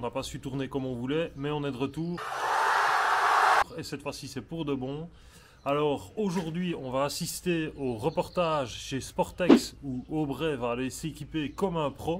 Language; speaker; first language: French; native; French